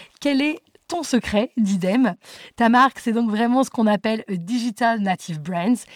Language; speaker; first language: French; native; French